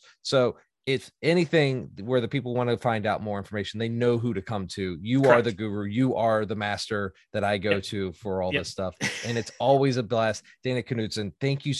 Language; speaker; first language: English; native; English